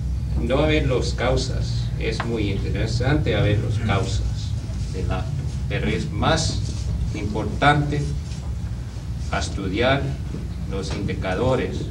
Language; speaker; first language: Spanish; non-native, learner; English